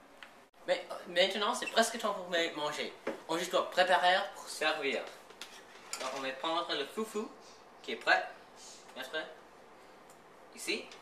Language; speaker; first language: French; non-native, learner; English